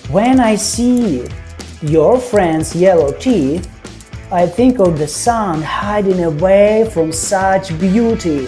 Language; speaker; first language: English; non-native, fluent; Ukrainian